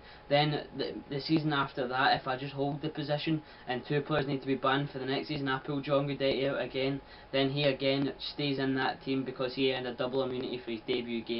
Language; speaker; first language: English; native; English